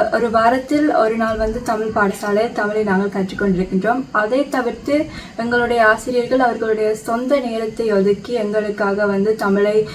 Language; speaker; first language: Tamil; early bilingual, heritage; Tamil